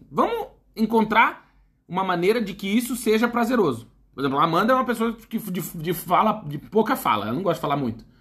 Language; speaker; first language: Portuguese; native; Portuguese